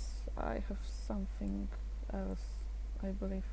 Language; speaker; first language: English; non-native, fluent; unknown